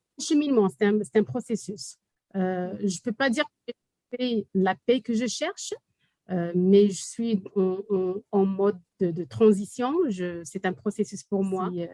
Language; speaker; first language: French; non-native, local second language; Arabic